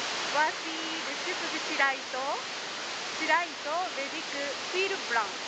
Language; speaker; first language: French; non-native, learner; Japanese